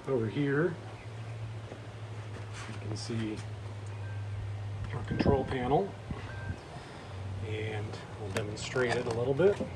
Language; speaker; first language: English; native; English